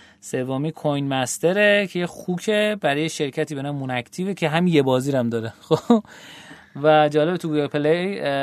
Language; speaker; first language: Persian; native; Persian